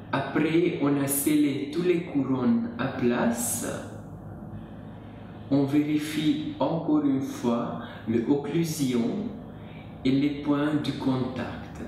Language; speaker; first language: French; non-native, learner; Hungarian